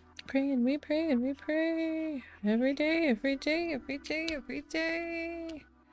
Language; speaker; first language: English; early bilingual, other home language; Spanish